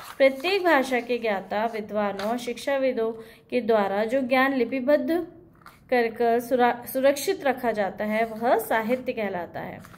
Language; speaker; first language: Hindi; native; Hindi